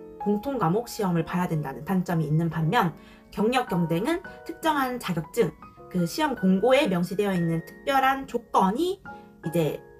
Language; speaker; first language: Korean; native; Korean